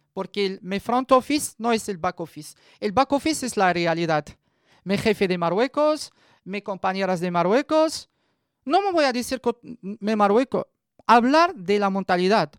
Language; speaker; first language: Spanish; non-native, learner; Arabic